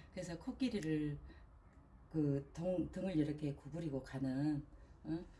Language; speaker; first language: Korean; native; Korean